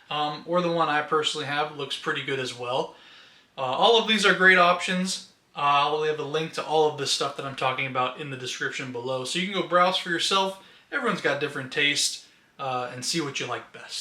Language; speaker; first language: English; native; English